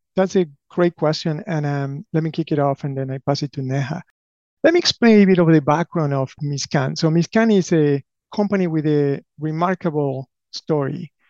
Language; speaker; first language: English; non-native, fluent; Spanish